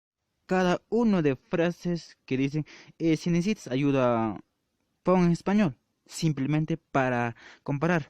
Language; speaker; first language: Spanish; non-native, local second language; Quechua